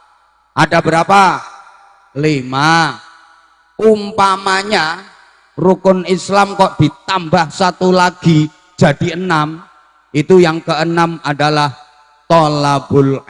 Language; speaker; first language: Indonesian; non-native, local second language; Javanese